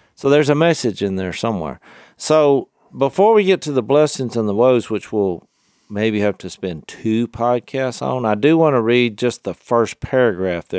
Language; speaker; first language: English; native; English